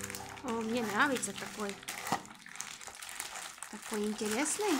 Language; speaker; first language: Russian; non-native, learner; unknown